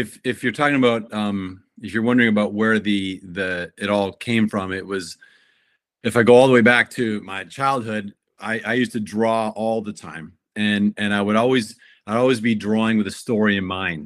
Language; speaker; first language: English; native; English